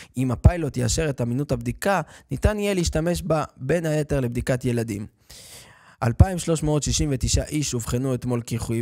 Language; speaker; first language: Hebrew; native; Hebrew